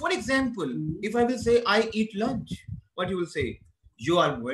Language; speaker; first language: English; non-native, local second language; Hindi